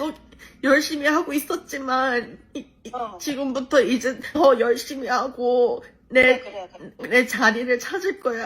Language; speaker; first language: Korean; early bilingual, heritage; Korean